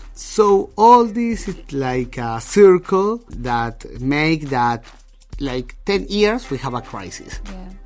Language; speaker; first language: English; non-native, fluent; Spanish